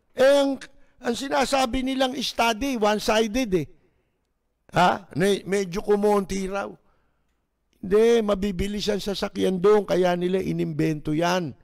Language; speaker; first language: Filipino; native; Filipino